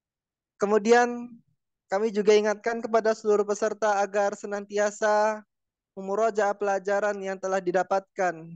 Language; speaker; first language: Indonesian; native; Indonesian